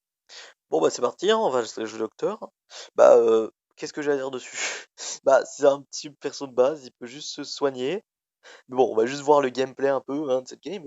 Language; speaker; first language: French; native; French